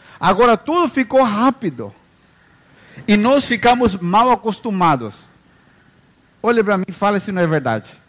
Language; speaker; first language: Portuguese; non-native, fluent; Spanish